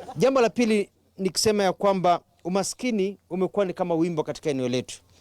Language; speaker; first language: Swahili; non-native, local second language; Kamba